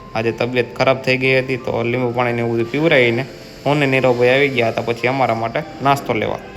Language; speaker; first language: Gujarati; native; Gujarati